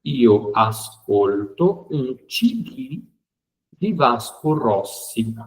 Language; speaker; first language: Italian; non-native, fluent; Portuguese